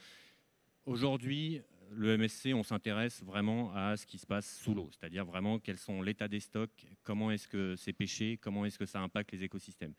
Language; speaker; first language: French; native; French